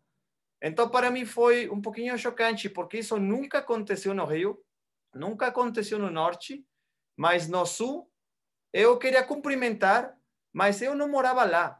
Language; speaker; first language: Portuguese; non-native, fluent; Spanish